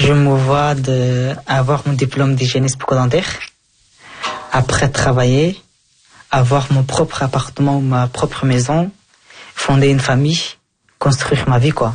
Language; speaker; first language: French; non-native, fluent; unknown